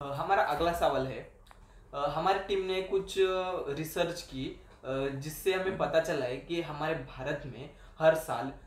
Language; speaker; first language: Hindi; non-native, local second language; Marathi